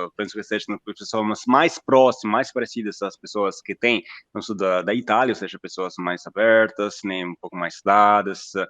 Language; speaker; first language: Portuguese; non-native, fluent; Italian